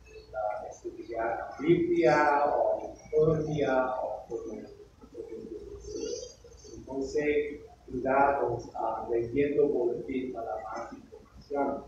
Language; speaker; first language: Spanish; non-native, learner; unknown